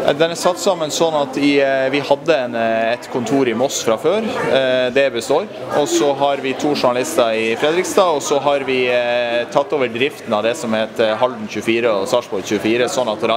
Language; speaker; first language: Norwegian; native; Norwegian